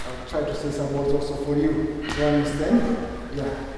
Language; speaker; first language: English; non-native, fluent; Romanian